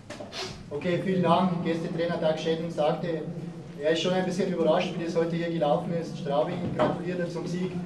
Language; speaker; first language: German; native; German